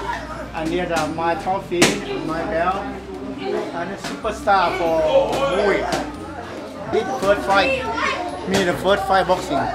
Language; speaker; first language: English; non-native, learner; Thai